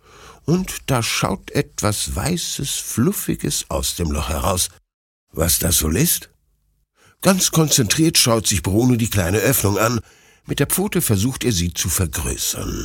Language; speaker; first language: German; native; German